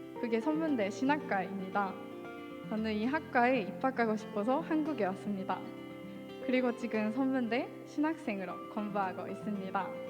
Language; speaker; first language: Korean; non-native, fluent; Japanese